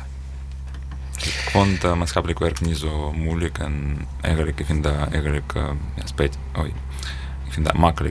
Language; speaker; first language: Dutch; non-native, learner; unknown